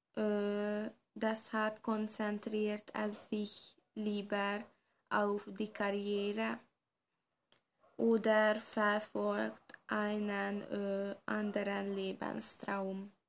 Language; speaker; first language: German; non-native, learner; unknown